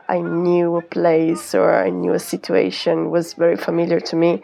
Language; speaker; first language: English; non-native, fluent; Italian